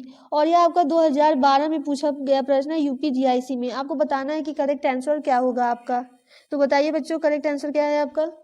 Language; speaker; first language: Hindi; native; Hindi